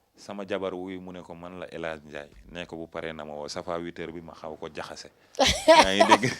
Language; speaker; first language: Wolof; non-native, local second language; Fula